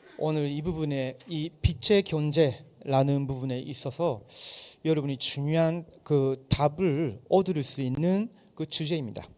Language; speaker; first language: Korean; non-native, fluent; Japanese